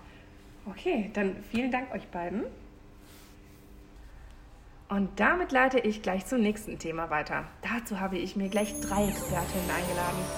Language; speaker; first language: German; native; German